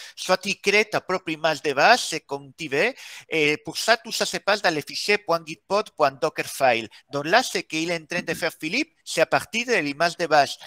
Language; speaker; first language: French; non-native, fluent; Spanish